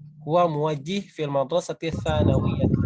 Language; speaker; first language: Arabic; non-native, fluent; Indonesian